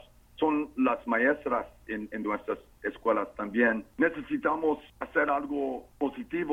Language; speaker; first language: Spanish; non-native, fluent; English